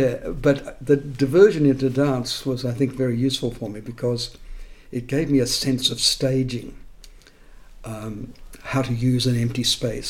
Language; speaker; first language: English; non-native, local second language; Estonian